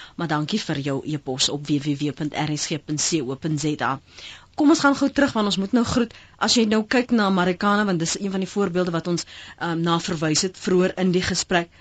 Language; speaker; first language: Afrikaans; native; Afrikaans